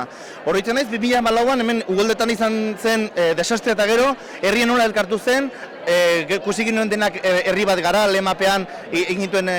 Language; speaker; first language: Basque; native; Basque